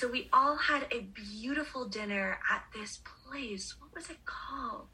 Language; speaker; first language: English; native; English